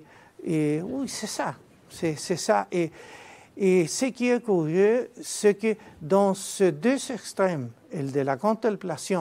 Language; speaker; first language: French; non-native, fluent; Spanish